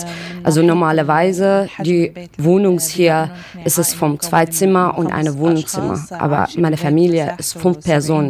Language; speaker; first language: German; non-native, learner; Arabic